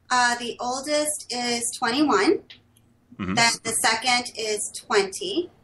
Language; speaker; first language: English; native; English